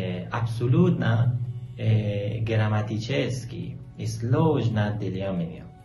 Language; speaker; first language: Russian; non-native, learner; Persian